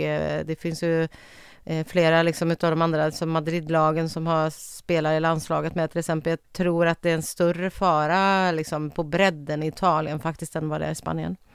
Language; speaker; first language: Swedish; native; Swedish